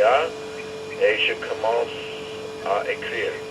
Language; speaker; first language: French; non-native, fluent; English